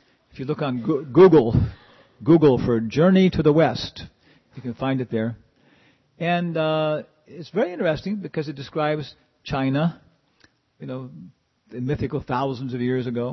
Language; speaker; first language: English; native; English